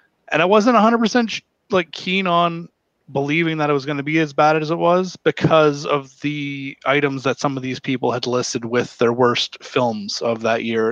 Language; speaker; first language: English; native; English